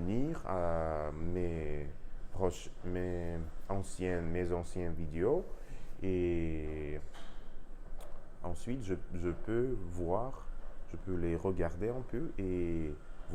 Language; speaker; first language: French; non-native, learner; Russian